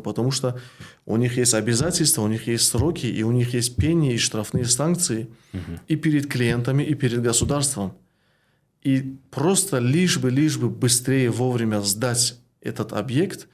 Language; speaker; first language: Russian; non-native, local second language; Tajik